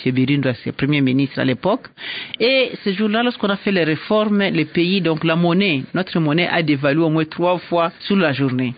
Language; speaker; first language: French; non-native, local second language; Swahili